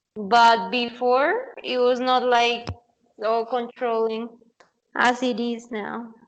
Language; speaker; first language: English; non-native, fluent; Spanish